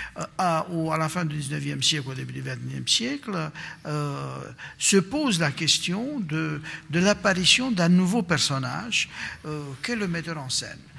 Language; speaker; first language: French; non-native, fluent; Romanian